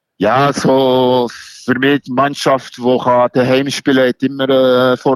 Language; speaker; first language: German; non-native, local second language; French